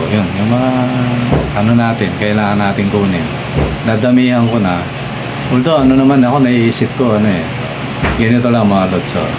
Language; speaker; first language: Filipino; non-native, local second language; Pampanga